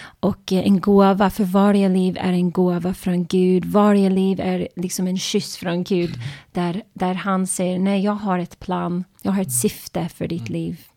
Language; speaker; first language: Swedish; non-native, fluent; English